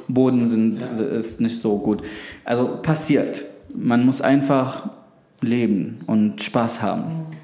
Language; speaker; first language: German; non-native, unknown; Arabic